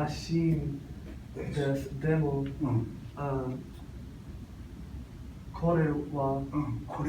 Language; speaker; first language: Japanese; non-native, learner; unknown